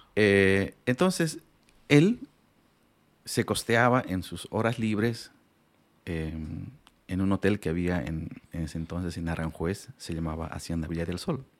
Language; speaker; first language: Spanish; non-native, local second language; Aymara